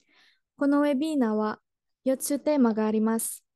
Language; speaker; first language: Japanese; non-native, learner; Indonesian